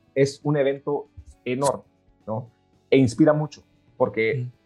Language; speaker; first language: Spanish; native; Spanish